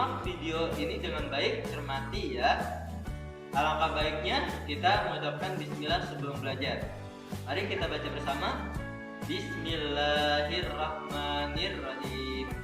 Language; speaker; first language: Indonesian; native; Indonesian